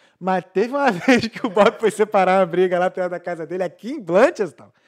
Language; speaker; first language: Portuguese; native; Portuguese